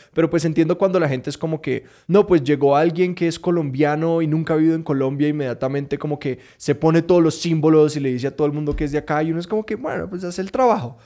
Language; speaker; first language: Spanish; native; Spanish